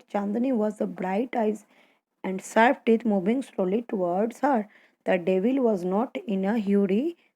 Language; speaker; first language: English; non-native, local second language; Gujarati